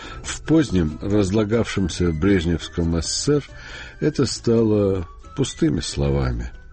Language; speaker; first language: Russian; native; Russian